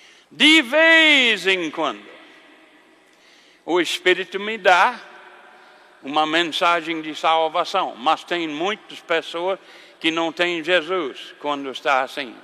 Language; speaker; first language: Portuguese; non-native, fluent; English